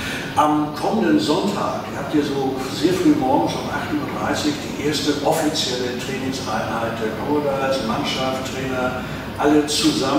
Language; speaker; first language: German; native; German